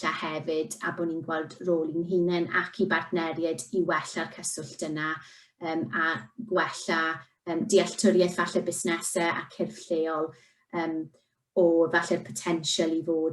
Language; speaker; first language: Welsh; native; Welsh